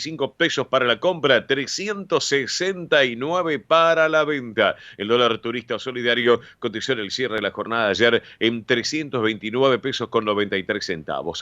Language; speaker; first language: Spanish; native; Spanish